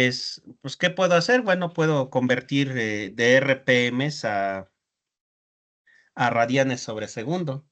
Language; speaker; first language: Spanish; native; Spanish